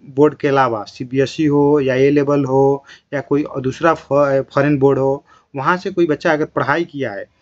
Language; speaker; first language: Hindi; non-native, local second language; Bhojpuri